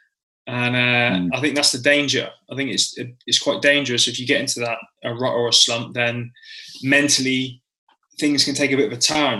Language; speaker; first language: English; native; English